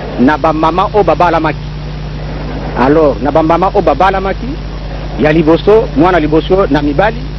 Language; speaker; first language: Lingala; non-native, local second language; Kongo